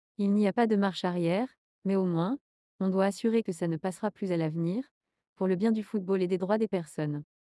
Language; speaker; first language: French; non-native, learner; Spanish